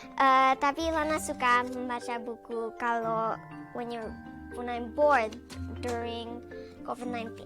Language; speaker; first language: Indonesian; early bilingual, heritage; Indonesian